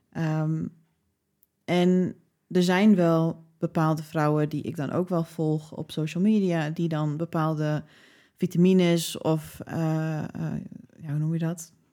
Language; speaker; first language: Dutch; early bilingual, other home language; English